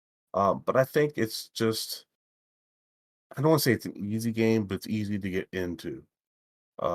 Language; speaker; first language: English; native; English